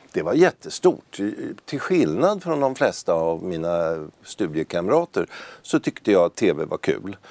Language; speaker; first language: Swedish; native; Swedish